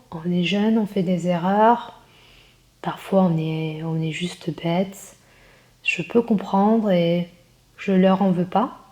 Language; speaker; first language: French; early bilingual, other home language; Chinese